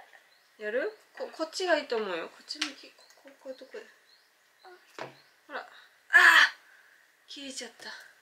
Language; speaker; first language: Japanese; native; Japanese